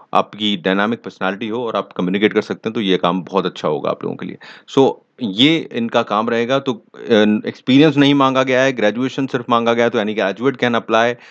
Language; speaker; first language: Hindi; native; Hindi